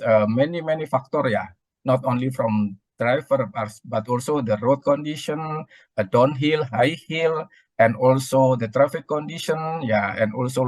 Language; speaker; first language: English; non-native, learner; Indonesian